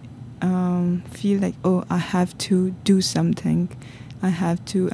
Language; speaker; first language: English; non-native, local second language; Tibetan